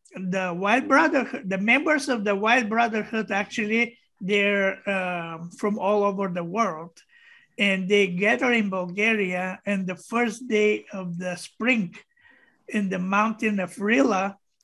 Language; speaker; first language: English; non-native, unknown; Bulgarian